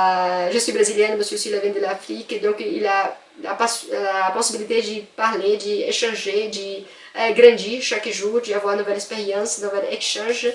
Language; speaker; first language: French; non-native, fluent; Portuguese